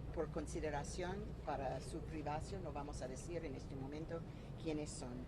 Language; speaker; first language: Spanish; non-native, fluent; English